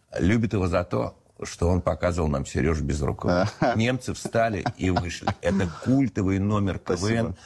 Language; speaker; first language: Russian; native; Russian